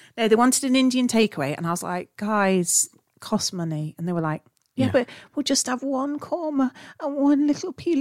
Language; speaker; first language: English; native; English